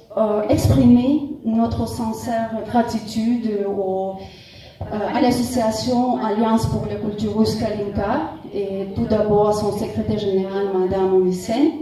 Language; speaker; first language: French; non-native, fluent; Russian